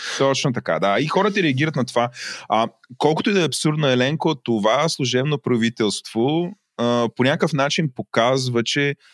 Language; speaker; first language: Bulgarian; native; Bulgarian